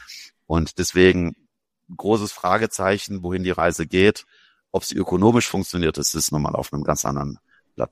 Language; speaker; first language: German; native; German